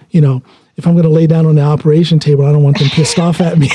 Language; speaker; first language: English; native; English